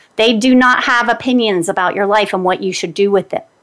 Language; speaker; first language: English; native; English